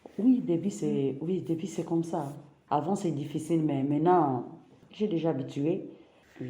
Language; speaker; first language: French; non-native, local second language; Lingala